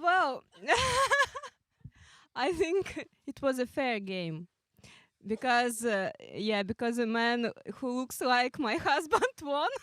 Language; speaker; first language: English; non-native, fluent; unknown